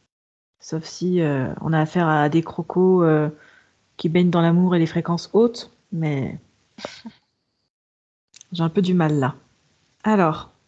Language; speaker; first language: French; native; French